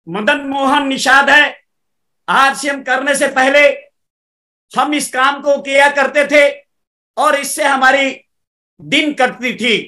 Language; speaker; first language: Hindi; native; Hindi